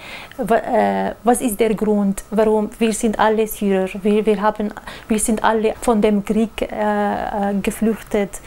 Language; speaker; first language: German; non-native, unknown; Arabic